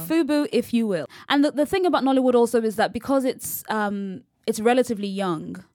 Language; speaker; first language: English; native; English